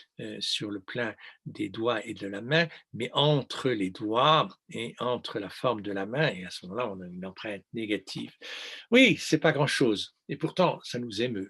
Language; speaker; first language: French; native; French